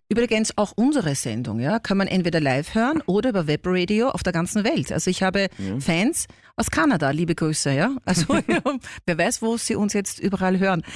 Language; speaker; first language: German; native; German